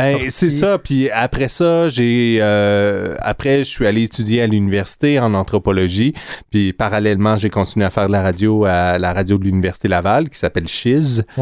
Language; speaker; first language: French; native; French